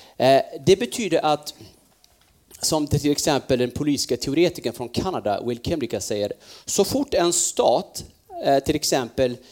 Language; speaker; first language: Swedish; non-native, fluent; Kurdish